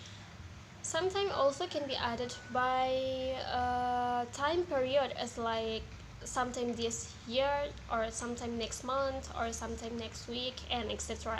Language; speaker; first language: English; non-native, learner; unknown